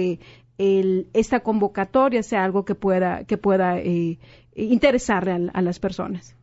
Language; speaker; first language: Spanish; native; Spanish